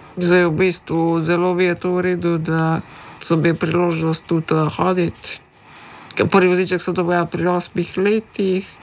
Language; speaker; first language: Slovenian; early bilingual, other home language; Macedonian